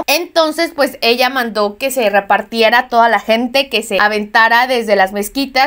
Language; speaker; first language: Spanish; native; Spanish